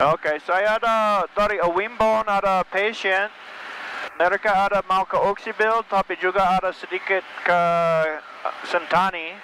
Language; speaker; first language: Indonesian; non-native, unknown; English